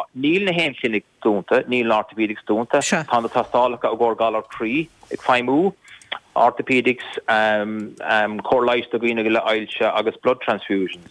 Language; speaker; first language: Irish; native; Irish